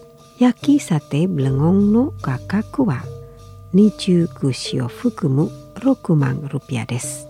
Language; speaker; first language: Japanese; non-native, fluent; Indonesian